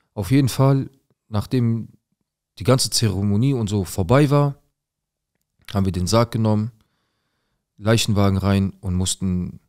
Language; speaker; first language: German; native; German